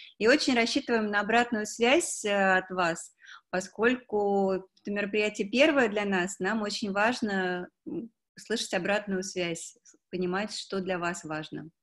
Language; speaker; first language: Russian; native; Russian